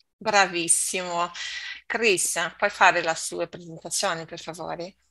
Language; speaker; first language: Italian; non-native, learner; Portuguese